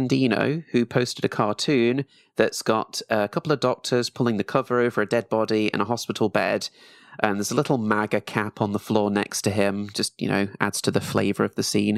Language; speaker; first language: English; native; English